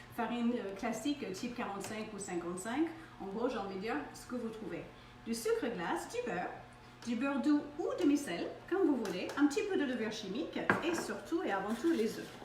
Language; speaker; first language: French; non-native, fluent; English